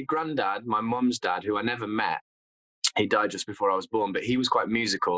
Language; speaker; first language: English; native; English